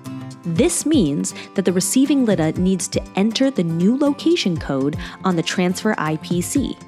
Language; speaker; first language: English; native; English